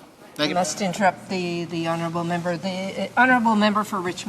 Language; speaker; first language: English; native; English